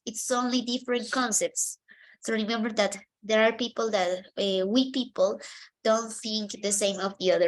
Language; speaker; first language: English; non-native, fluent; Spanish